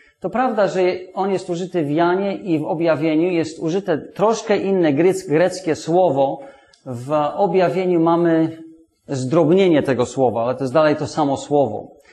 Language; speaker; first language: Polish; non-native, fluent; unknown